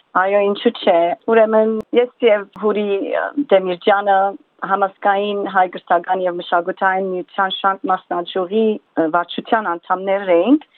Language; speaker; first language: Armenian; early bilingual, heritage; Armenian